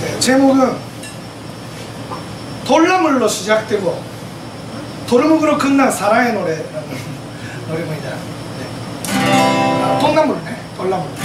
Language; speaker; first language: Korean; non-native, fluent; Japanese